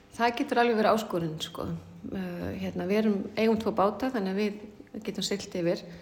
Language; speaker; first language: Icelandic; native; Icelandic